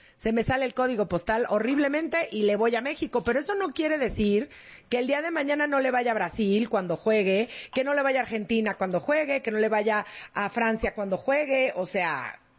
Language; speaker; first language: Spanish; native; Spanish